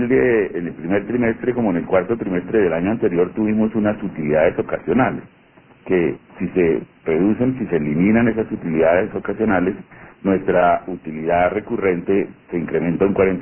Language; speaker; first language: Spanish; native; Spanish